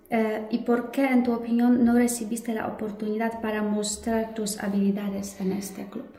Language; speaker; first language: Spanish; non-native, fluent; Polish